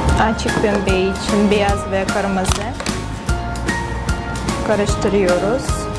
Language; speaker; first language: Turkish; non-native, fluent; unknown